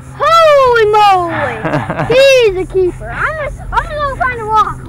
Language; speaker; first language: English; native; English